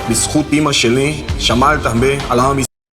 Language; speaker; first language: Hebrew; non-native, learner; Portuguese